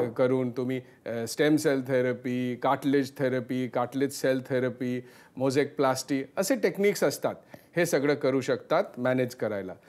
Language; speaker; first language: Marathi; non-native, local second language; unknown